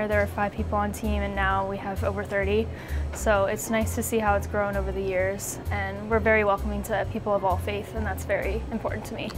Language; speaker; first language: English; native; English